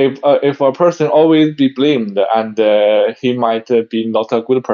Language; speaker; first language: English; non-native, learner; Chinese